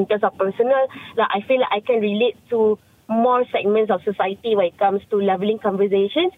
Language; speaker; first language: English; non-native, local second language; Malay